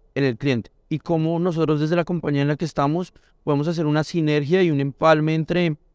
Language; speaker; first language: Spanish; native; Spanish